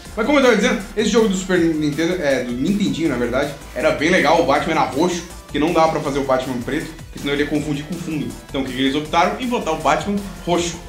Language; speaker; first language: Portuguese; native; Portuguese